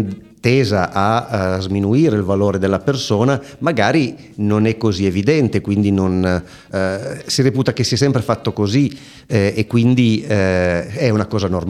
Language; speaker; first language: Italian; native; Italian